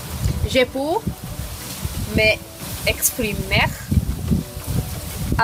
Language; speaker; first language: French; non-native, learner; Spanish